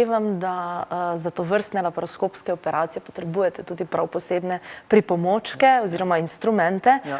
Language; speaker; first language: Slovenian; native; Slovenian